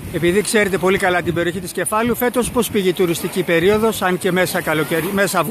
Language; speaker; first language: Greek; native; Greek